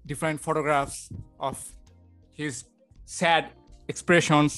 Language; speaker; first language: English; non-native, local second language; Bangla